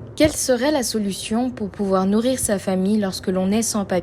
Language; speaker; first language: French; native; French